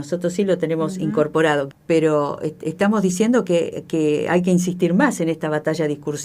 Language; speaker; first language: Spanish; native; Spanish